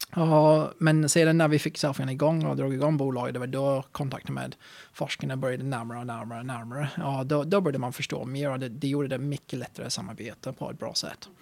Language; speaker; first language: Swedish; non-native, fluent; English